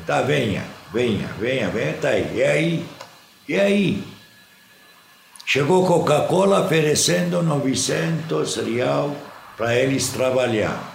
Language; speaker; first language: Portuguese; non-native, fluent; Arabic